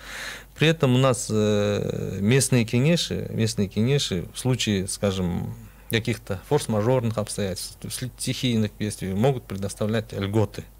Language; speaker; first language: Russian; non-native, local second language; Kyrgyz